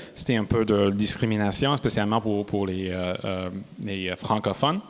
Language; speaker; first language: French; non-native, local second language; English